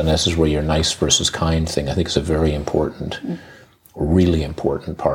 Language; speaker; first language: English; native; English